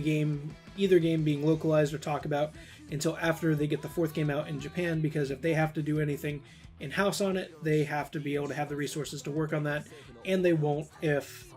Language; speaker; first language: English; native; English